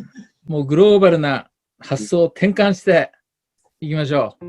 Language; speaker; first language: Japanese; native; Japanese